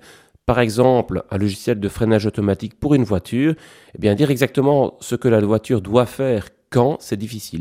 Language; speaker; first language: French; native; French